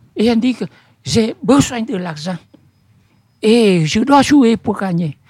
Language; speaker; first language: French; non-native, fluent; Vietnamese